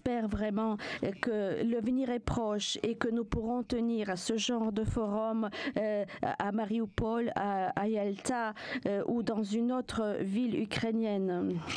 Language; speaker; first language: French; non-native, fluent; Ukrainian